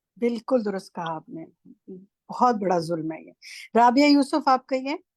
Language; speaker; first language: Urdu; native; Urdu